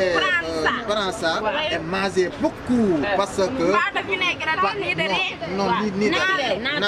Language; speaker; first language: French; non-native, learner; Wolof